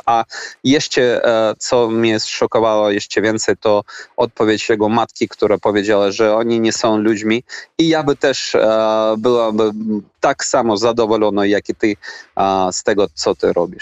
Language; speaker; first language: Polish; non-native, fluent; Ukrainian